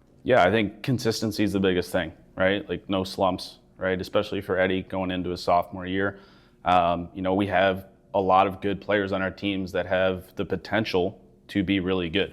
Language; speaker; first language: English; native; English